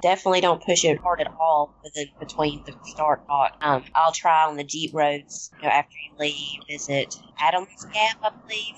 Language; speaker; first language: English; native; English